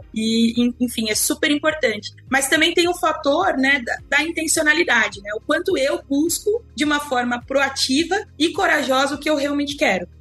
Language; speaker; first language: Portuguese; native; Portuguese